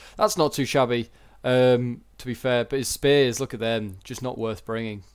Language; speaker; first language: English; native; English